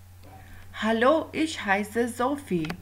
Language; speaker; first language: German; non-native, fluent; Albanian